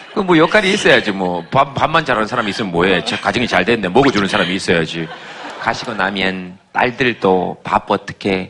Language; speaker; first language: Korean; native; Korean